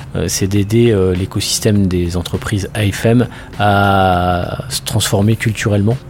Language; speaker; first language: French; native; French